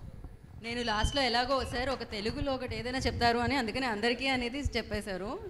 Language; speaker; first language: Telugu; native; Telugu